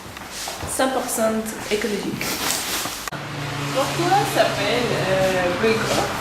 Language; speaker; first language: French; non-native, learner; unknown